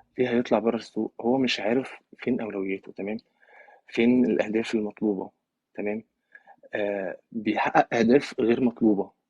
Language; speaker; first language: Egyptian Arabic; native; Egyptian Arabic